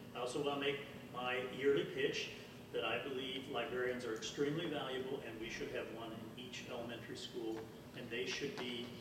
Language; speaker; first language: English; native; English